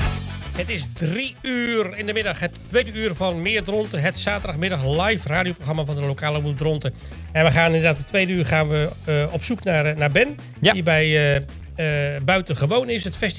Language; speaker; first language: Dutch; native; Dutch